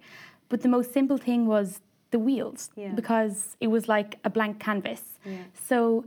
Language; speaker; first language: English; native; English